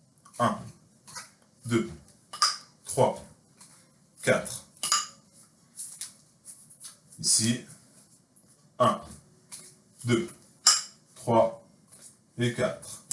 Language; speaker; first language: French; native; French